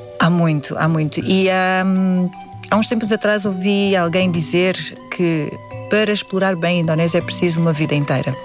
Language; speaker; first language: Portuguese; early bilingual, other home language; Indonesian